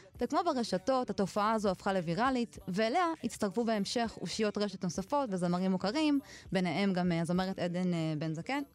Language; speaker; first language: Hebrew; native; Hebrew